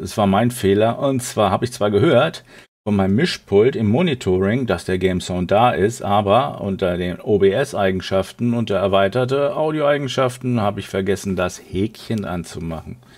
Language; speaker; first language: German; native; German